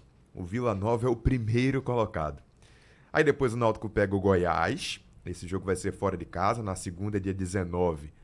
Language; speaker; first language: Portuguese; native; Portuguese